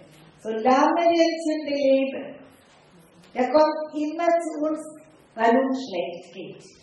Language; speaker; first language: German; non-native, fluent; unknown